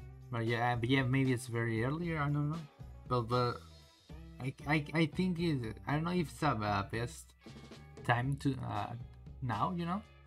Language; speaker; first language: English; non-native, learner; Spanish